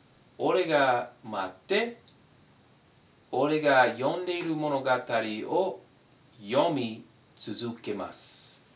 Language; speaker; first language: Japanese; non-native, fluent; English